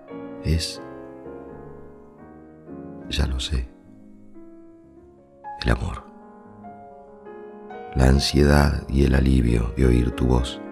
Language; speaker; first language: Spanish; native; Spanish